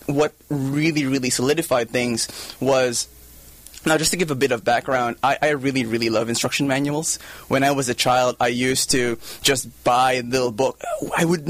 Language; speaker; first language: English; non-native, local second language; Filipino